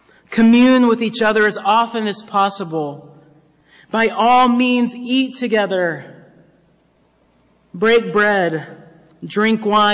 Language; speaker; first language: English; native; English